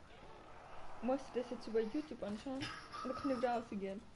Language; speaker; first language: German; native; German